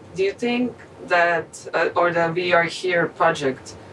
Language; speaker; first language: English; non-native, fluent; Slovenian